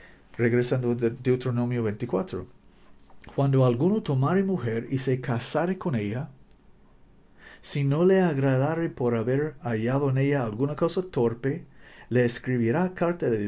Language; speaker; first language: Spanish; non-native, learner; English